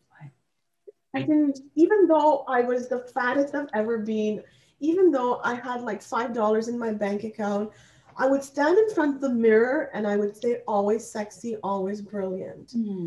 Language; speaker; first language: English; non-native, local second language; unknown